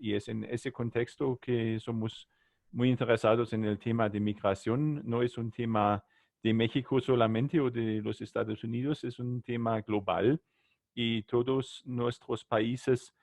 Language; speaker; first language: Spanish; non-native, learner; German